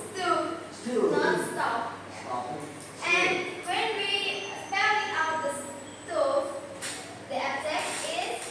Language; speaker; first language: English; non-native, learner; Indonesian